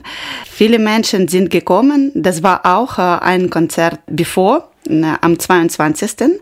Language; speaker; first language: German; non-native, learner; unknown